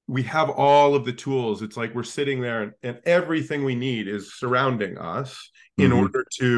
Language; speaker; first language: English; native; English